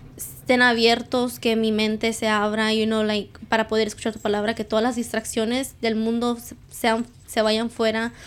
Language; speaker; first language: Spanish; early bilingual, heritage; Spanish